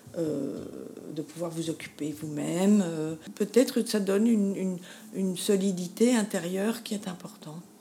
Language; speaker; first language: French; native; French